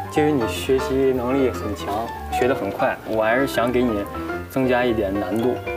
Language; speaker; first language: Chinese; native; Chinese